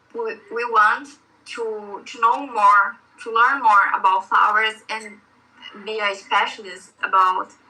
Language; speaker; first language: English; non-native, learner; Portuguese